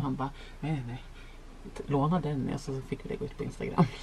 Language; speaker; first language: Swedish; native; Swedish